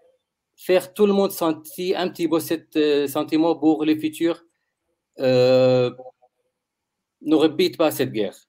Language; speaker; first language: French; non-native, learner; Arabic